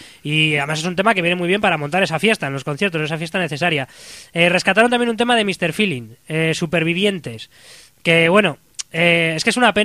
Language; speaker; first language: Spanish; native; Spanish